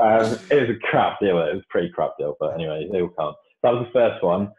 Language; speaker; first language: English; native; English